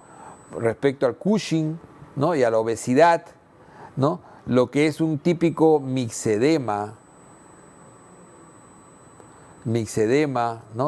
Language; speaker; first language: Spanish; native; Spanish